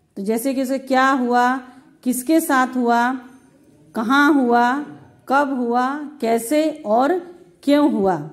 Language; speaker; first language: Hindi; native; Hindi